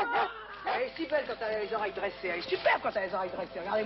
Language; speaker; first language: French; native; French